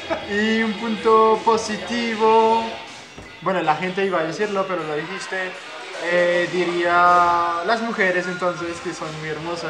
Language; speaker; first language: Spanish; non-native, fluent; French